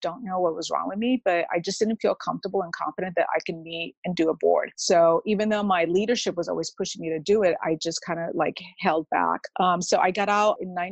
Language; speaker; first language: English; native; English